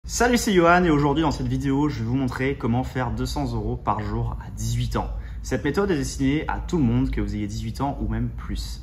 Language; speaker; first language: French; native; French